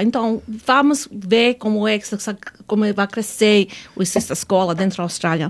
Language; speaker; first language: Portuguese; non-native, fluent; English